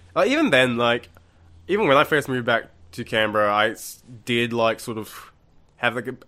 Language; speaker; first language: English; non-native, local second language; Malay